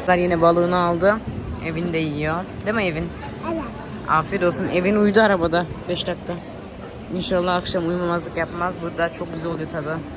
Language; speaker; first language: Turkish; early bilingual, heritage; Turkish